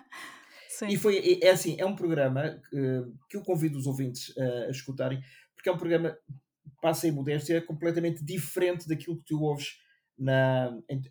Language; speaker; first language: Portuguese; native; Portuguese